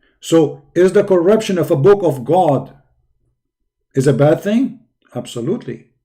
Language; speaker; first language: English; non-native, fluent; Arabic